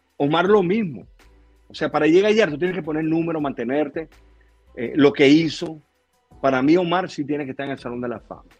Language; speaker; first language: Spanish; native; Spanish